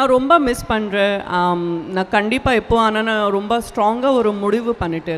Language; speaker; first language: Tamil; non-native, local second language; Gujarati